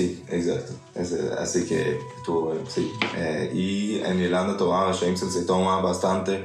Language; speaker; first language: Spanish; non-native, fluent; English